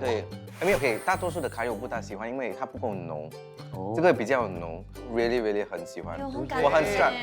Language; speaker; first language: Chinese; non-native, local second language; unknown